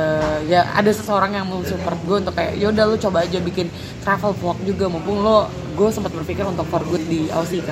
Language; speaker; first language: Indonesian; native; Indonesian